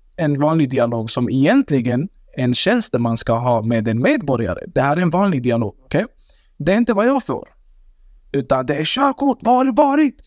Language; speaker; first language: Swedish; early bilingual, other home language; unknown